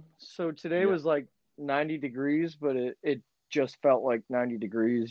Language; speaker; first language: English; native; English